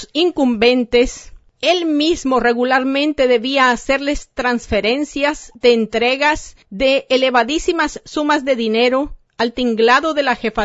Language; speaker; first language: Spanish; native; Spanish